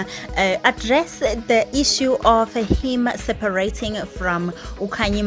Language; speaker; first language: English; non-native, local second language; Zulu